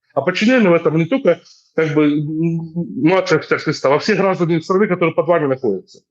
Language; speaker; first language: Russian; native; Russian